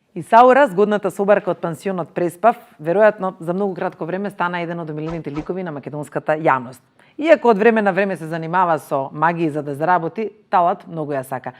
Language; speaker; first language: Macedonian; native; Macedonian